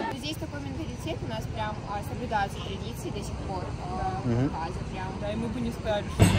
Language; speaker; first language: Russian; native; Russian